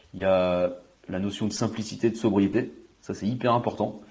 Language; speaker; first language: French; native; French